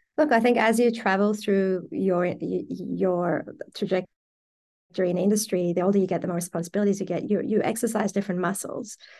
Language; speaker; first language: English; early bilingual, other home language; Persian